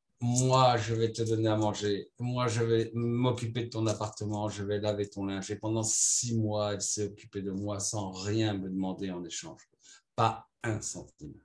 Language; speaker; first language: French; native; French